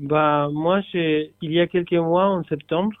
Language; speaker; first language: French; non-native, fluent; Spanish